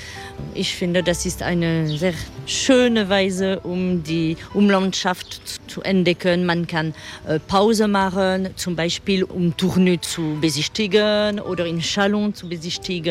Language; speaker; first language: German; non-native, fluent; French